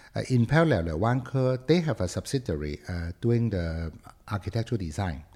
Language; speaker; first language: English; non-native, local second language; Cantonese